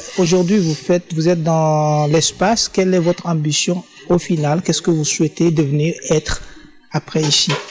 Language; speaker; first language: French; native; French